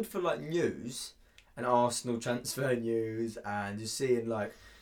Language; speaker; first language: English; native; English